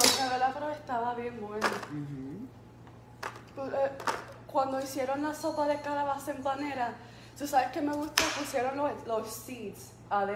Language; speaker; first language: Spanish; early bilingual, heritage; Spanish